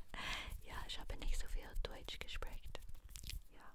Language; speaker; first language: German; non-native, learner; English